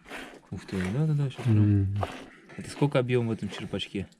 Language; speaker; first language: Russian; native; Russian